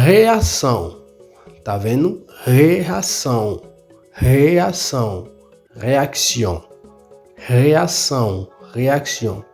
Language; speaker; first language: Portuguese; non-native, learner; Haitian Creole